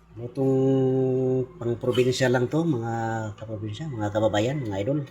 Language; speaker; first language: Filipino; non-native, local second language; Cebuano